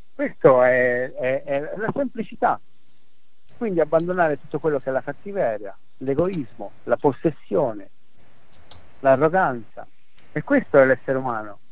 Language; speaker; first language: Italian; native; Italian